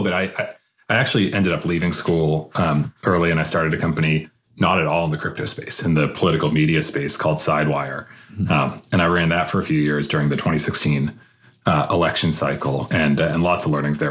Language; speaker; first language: English; native; English